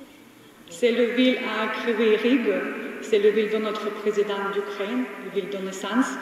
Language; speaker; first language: French; non-native, learner; Ukrainian